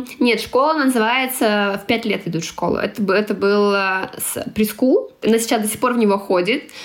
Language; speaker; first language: Russian; non-native, local second language; Tatar